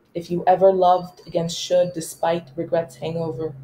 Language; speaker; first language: English; non-native, local second language; Spanish